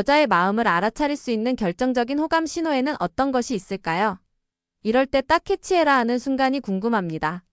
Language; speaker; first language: Korean; native; Korean